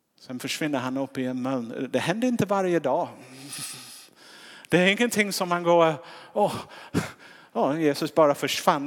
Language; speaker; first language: Swedish; non-native, fluent; English